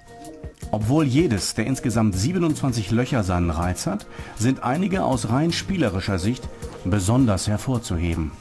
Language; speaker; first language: German; native; German